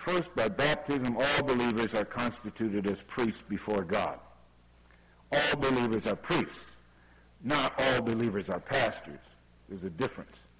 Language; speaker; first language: English; native; English